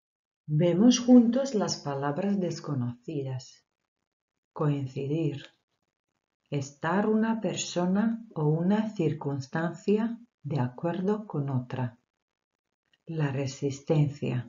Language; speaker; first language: Spanish; non-native, fluent; Croatian